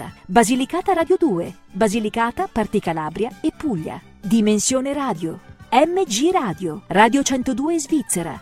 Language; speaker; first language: Italian; native; Italian